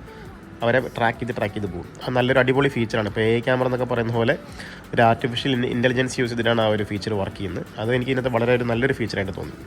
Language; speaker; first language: Malayalam; native; Malayalam